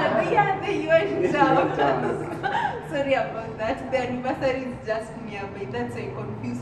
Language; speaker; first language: English; non-native, local second language; Swahili